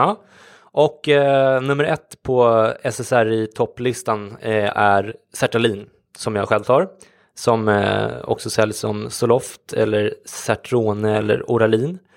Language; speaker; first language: Swedish; native; Swedish